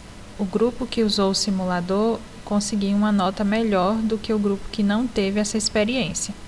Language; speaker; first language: Portuguese; native; Portuguese